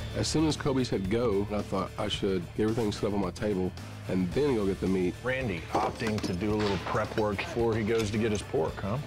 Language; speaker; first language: English; native; English